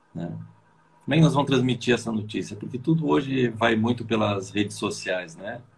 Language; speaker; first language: Portuguese; native; Portuguese